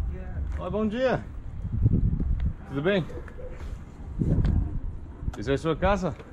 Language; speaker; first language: Portuguese; non-native, learner; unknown